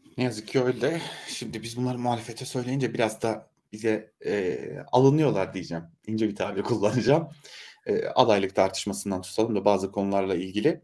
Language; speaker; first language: Turkish; native; Turkish